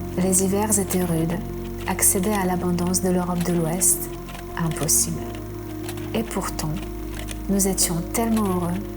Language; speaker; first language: French; non-native, fluent; Polish